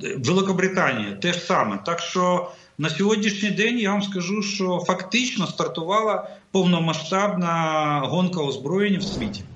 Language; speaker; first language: Ukrainian; non-native, local second language; Russian